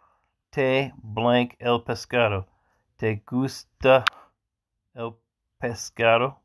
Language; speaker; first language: Spanish; non-native, learner; English